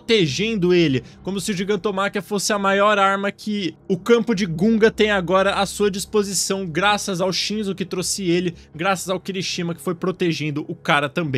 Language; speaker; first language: Portuguese; native; Portuguese